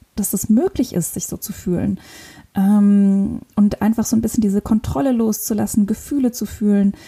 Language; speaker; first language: German; non-native, local second language; Luxembourgish